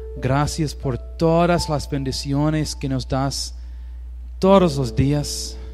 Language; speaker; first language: Spanish; non-native, learner; English